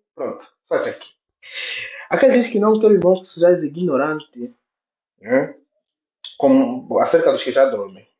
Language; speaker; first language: Portuguese; native; Portuguese